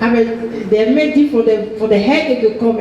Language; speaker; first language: German; non-native, fluent; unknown